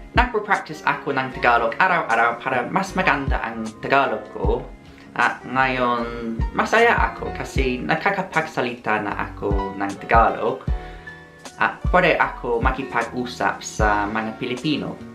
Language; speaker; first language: Filipino; non-native, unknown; English